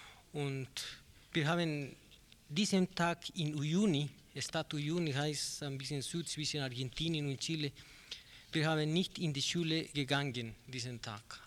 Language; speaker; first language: German; non-native, learner; Spanish